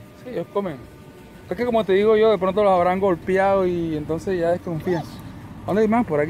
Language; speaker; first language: Spanish; native; Spanish